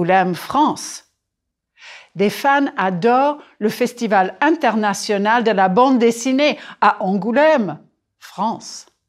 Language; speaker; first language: French; non-native, fluent; English